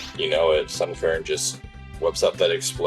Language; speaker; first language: English; native; English